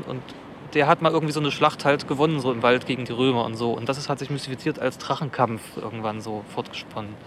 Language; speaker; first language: German; native; German